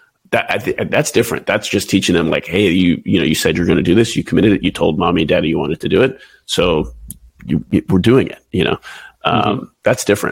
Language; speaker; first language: English; native; English